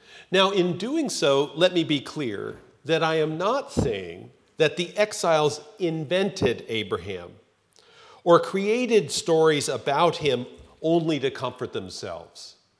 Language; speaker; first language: English; native; English